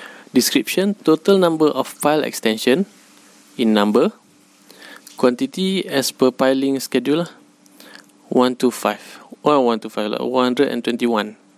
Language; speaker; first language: English; non-native, local second language; Malay